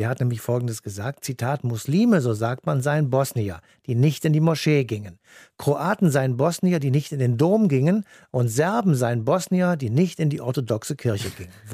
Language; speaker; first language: German; native; German